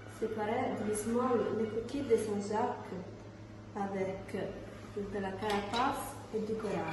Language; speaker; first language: French; non-native, learner; Italian